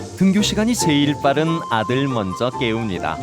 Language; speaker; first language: Korean; native; Korean